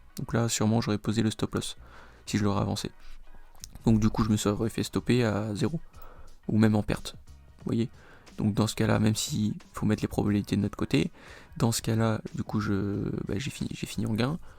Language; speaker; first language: French; native; French